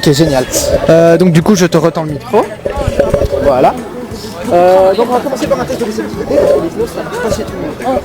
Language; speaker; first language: French; native; French